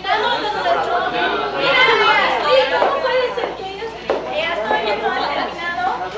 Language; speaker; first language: Spanish; early bilingual, other home language; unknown